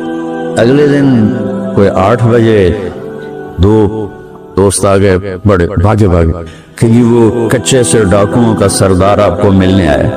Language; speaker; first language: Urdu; non-native, local second language; Saraiki